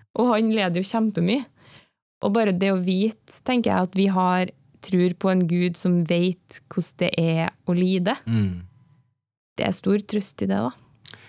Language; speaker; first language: Norwegian; native; Norwegian